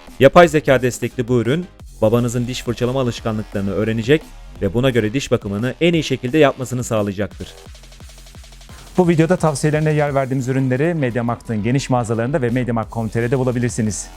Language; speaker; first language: Turkish; native; Turkish